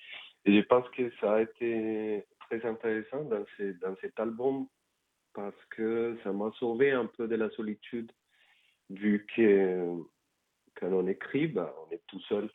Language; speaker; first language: French; non-native, fluent; Spanish